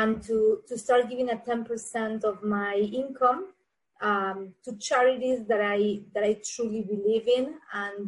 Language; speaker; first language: English; non-native, fluent; Spanish